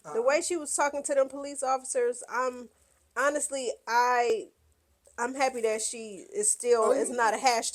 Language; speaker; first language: English; native; English